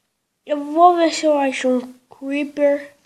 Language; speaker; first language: Portuguese; native; Portuguese